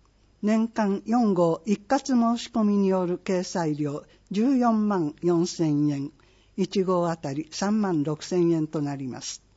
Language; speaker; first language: Japanese; native; Japanese